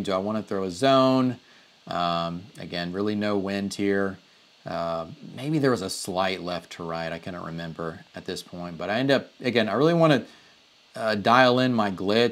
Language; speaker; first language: English; native; English